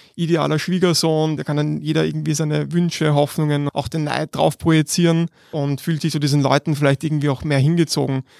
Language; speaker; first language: German; native; German